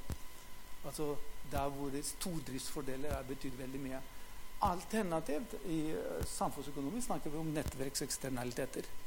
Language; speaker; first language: Norwegian; non-native, fluent; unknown